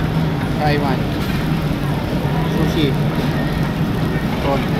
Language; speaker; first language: English; non-native, local second language; Filipino